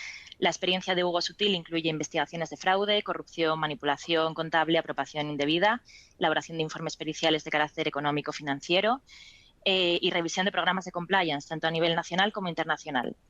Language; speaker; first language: Spanish; native; Spanish